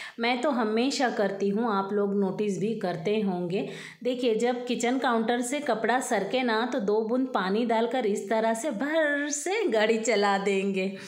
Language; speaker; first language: Hindi; native; Hindi